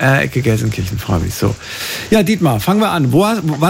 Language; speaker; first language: German; native; German